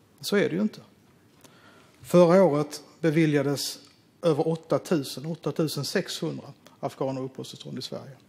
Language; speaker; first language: Swedish; native; Swedish